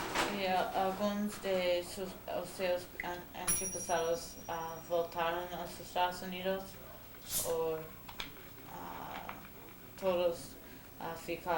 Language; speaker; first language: Portuguese; non-native, fluent; Spanish